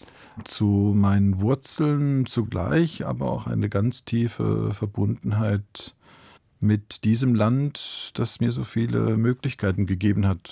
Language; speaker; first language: German; early bilingual, other home language; Italian